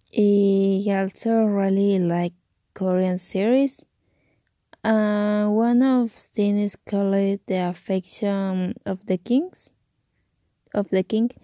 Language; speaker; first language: English; non-native, learner; Spanish